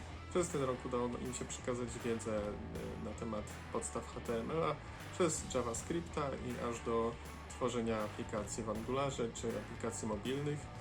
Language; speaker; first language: Polish; native; Polish